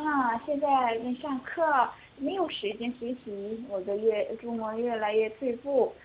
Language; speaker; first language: Chinese; non-native, learner; Korean